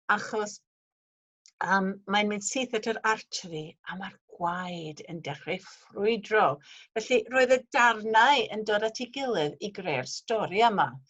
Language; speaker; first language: Welsh; non-native, fluent; English